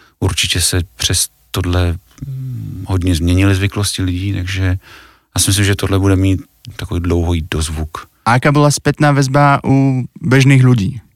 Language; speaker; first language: Czech; native; Czech